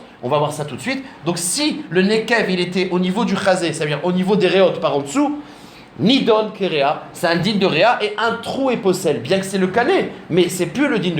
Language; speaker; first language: French; native; French